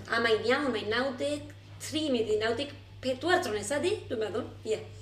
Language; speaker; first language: Welsh; early bilingual, heritage; Welsh